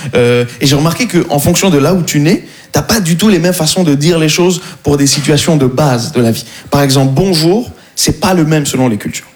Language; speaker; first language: French; native; French